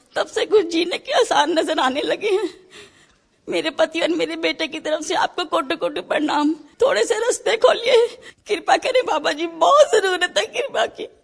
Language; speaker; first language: Hindi; native; Hindi